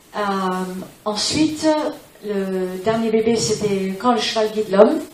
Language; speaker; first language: French; non-native, fluent; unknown